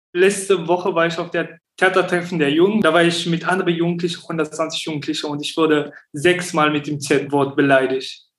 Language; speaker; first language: German; early bilingual, other home language; Romanian